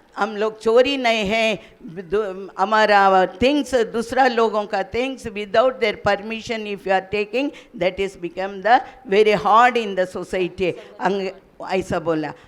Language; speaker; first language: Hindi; non-native, local second language; Kannada